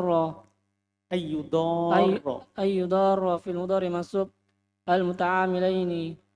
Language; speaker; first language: Arabic; non-native, learner; Indonesian